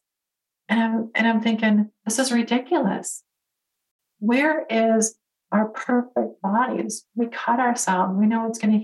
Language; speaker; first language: English; native; English